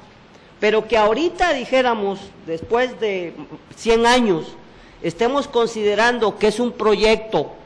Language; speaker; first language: Spanish; native; Spanish